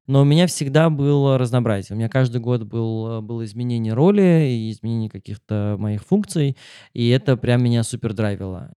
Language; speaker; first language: Russian; native; Russian